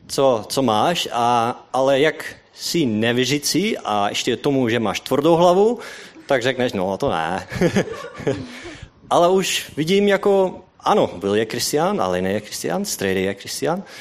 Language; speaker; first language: Czech; non-native, learner; Dutch